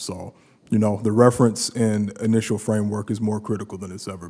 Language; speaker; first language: English; native; English